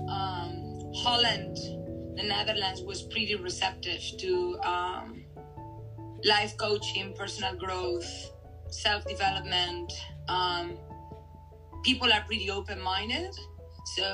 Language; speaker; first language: English; non-native, fluent; Spanish